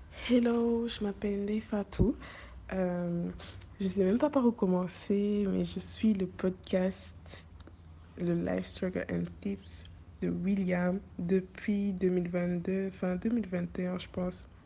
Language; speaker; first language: French; non-native, local second language; Wolof